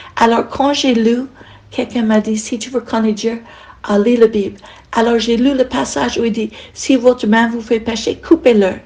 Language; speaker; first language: French; non-native, fluent; English